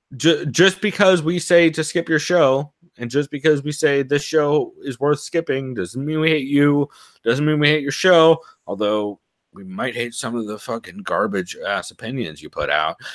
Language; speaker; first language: English; native; English